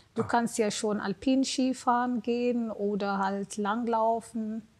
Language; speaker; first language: German; non-native, fluent; Swahili